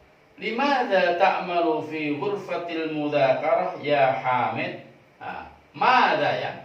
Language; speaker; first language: Arabic; non-native, fluent; Indonesian